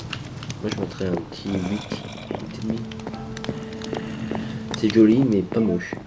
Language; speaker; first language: French; native; French